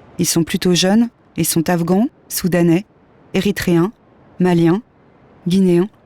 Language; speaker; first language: French; native; French